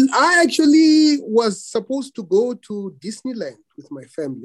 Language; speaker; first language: English; non-native, local second language; Venda